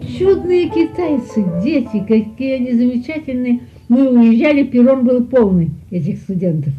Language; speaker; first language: Russian; early bilingual, heritage; Russian